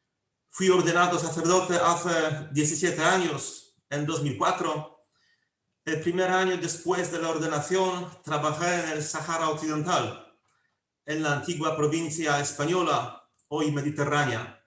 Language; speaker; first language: Spanish; non-native, fluent; Polish